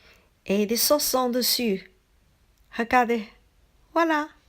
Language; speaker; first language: French; non-native, learner; Chinese